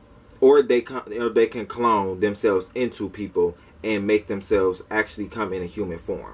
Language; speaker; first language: English; native; English